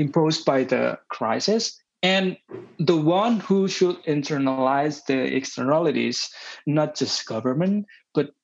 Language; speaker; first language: English; non-native, fluent; Indonesian